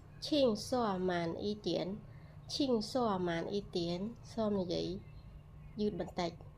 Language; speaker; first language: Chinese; non-native, fluent; Khmer